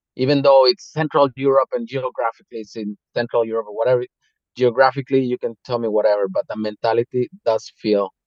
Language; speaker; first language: English; non-native, fluent; Spanish